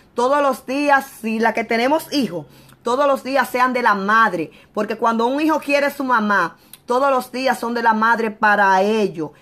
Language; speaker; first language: Spanish; native; Spanish